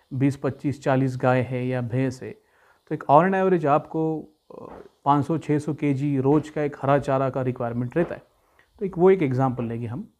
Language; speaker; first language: Hindi; non-native, local second language; Marathi